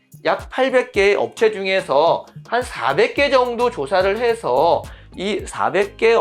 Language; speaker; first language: Korean; native; Korean